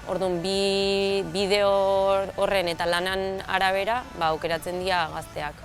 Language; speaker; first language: Basque; native; Basque